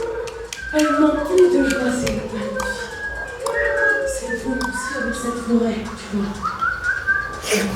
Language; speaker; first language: French; native; French